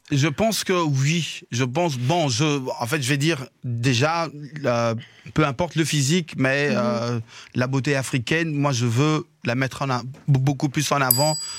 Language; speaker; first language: French; non-native, local second language; Lingala